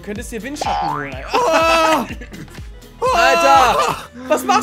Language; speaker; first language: German; native; German